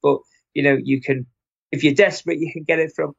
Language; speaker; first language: English; native; English